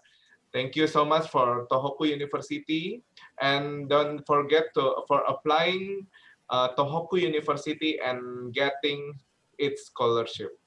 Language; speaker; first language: English; non-native, learner; Indonesian